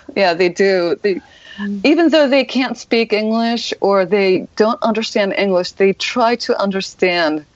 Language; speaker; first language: English; non-native, fluent; Japanese